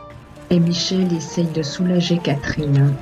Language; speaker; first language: French; native; French